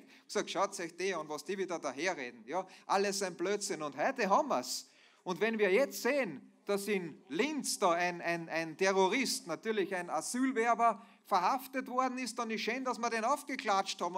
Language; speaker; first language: German; native; German